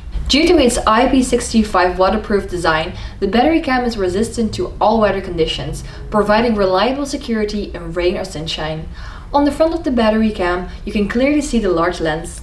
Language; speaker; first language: English; non-native, fluent; Dutch